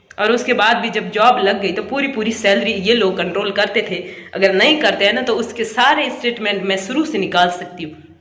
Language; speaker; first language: Hindi; native; Hindi